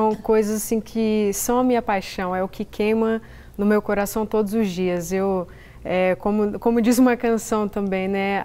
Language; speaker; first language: Portuguese; native; Portuguese